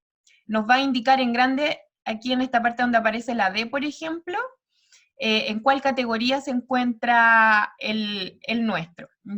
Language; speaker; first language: Spanish; native; Spanish